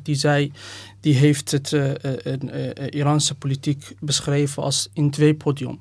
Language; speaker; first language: Dutch; non-native, fluent; Persian